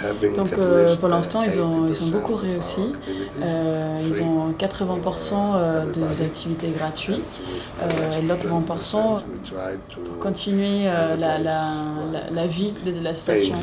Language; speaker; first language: French; non-native, fluent; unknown